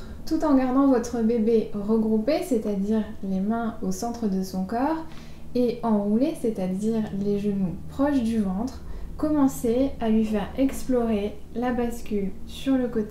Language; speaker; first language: French; native; French